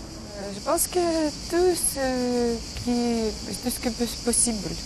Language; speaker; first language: French; non-native, learner; Ukrainian